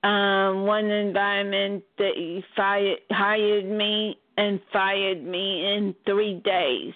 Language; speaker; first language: English; native; English